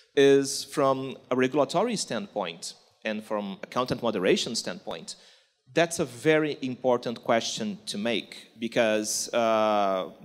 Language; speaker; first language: English; non-native, fluent; Portuguese